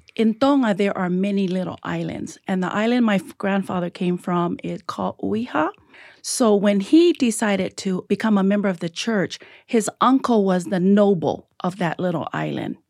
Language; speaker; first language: English; early bilingual, other home language; Tongan